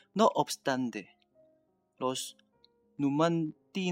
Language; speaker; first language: Spanish; non-native, learner; Chinese